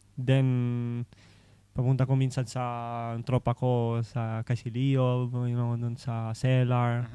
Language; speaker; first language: Filipino; non-native, learner; Italian